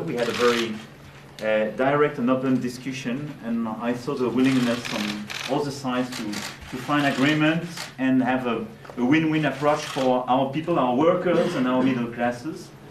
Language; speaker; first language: English; non-native, fluent; French